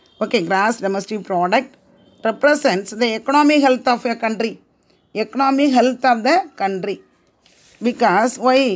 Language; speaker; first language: English; non-native, local second language; Tamil